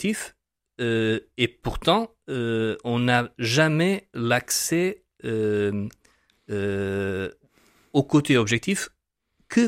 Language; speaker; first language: French; non-native, fluent; Portuguese